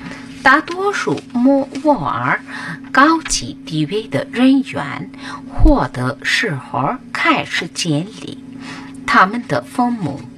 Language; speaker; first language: Chinese; non-native, fluent; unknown